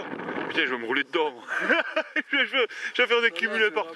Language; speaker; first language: French; native; French